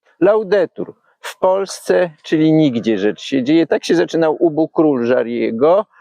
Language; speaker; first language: Polish; native; Polish